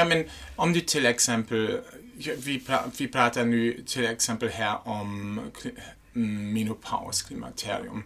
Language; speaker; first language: Swedish; non-native, fluent; German